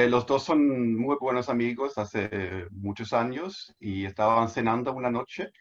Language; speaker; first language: Spanish; non-native, fluent; Swedish